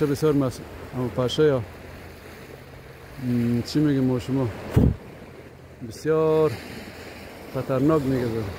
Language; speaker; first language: Persian; native; Persian